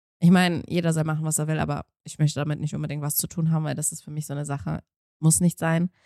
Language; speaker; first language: German; native; German